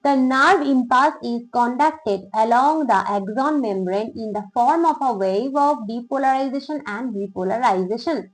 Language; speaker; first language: English; non-native, local second language; Bangla